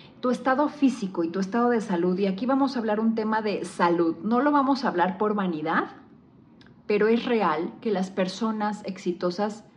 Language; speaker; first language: Spanish; native; Spanish